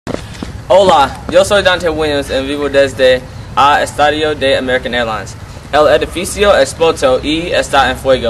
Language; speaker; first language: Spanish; non-native, learner; English